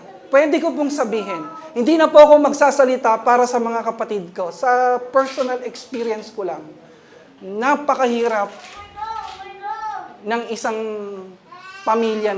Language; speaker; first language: Filipino; native; Filipino